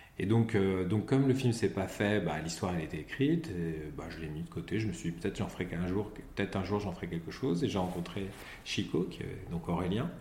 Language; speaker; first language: French; native; French